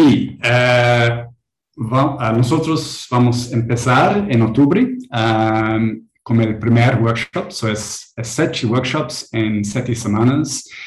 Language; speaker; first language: Spanish; non-native, learner; English